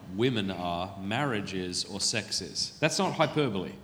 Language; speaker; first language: English; native; English